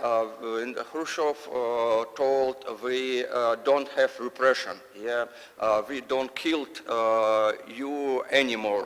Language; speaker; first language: English; non-native, learner; Russian